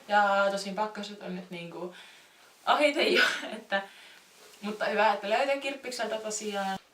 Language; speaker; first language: Finnish; native; Finnish